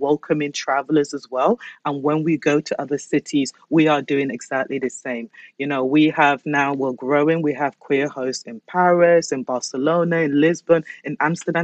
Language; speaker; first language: English; native; English